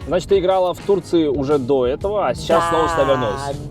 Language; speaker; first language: Russian; native; Russian